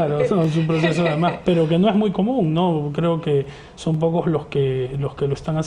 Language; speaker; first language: Spanish; native; Spanish